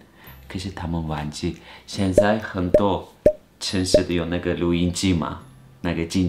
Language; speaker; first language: Chinese; non-native, fluent; Turkish